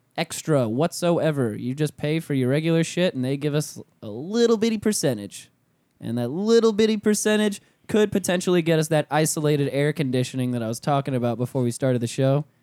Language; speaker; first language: English; native; English